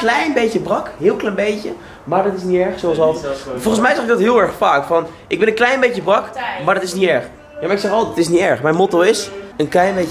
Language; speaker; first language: Dutch; native; Dutch